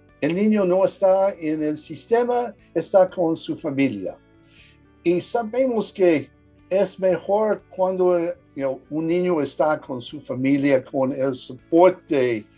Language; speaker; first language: Spanish; early bilingual, heritage; English